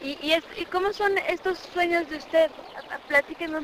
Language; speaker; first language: Spanish; native; Spanish